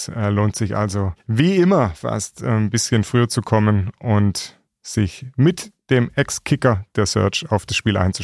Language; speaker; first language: German; native; German